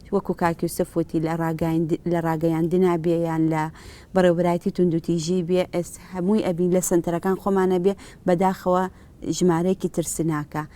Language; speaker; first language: Central Kurdish; native; Central Kurdish